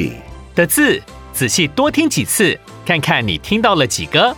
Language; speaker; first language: Chinese; native; Chinese